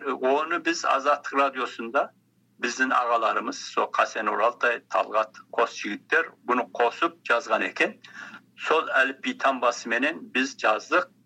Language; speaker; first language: Kazakh; early bilingual, heritage; Kazakh